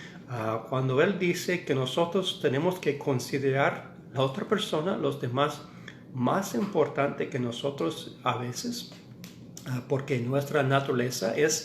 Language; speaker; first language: Spanish; non-native, fluent; English